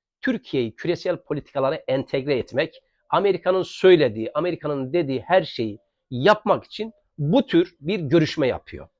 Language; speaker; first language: Turkish; native; Turkish